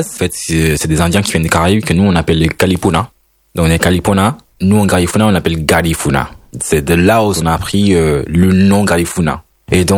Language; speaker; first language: French; non-native, fluent; Spanish